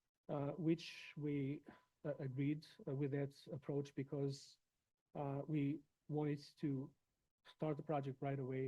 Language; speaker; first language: English; non-native, fluent; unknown